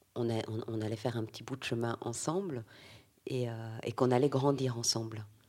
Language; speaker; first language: French; native; French